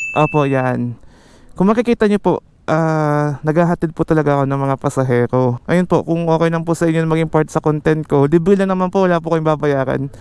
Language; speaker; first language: Filipino; native; Filipino